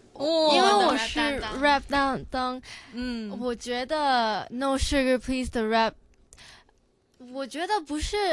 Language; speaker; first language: Chinese; non-native, learner; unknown